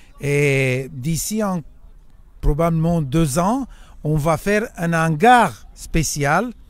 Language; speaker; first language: French; non-native, fluent; Romanian